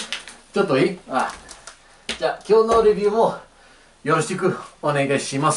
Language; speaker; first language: Japanese; non-native, learner; English